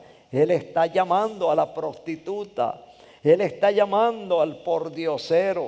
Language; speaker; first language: Spanish; native; Spanish